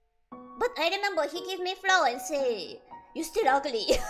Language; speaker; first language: English; non-native, learner; Japanese